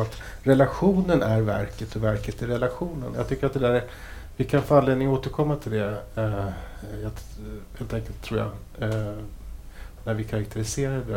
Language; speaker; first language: Swedish; native; Swedish